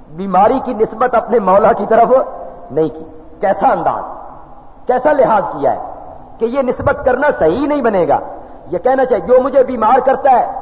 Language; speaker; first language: Urdu; non-native, local second language; Punjabi